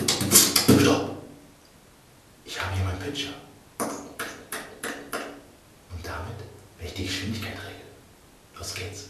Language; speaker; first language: German; native; German